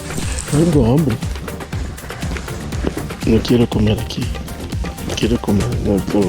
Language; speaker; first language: Spanish; non-native, learner; Haitian Creole